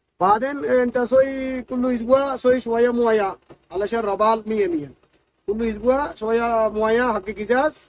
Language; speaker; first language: Arabic; non-native, learner; Bangla